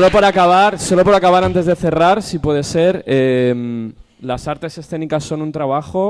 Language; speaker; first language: Spanish; native; Spanish